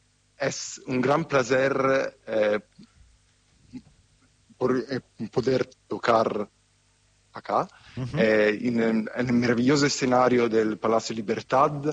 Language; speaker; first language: Spanish; non-native, fluent; Italian